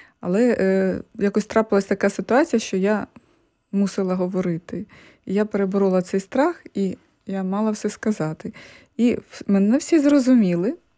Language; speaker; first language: Ukrainian; native; Ukrainian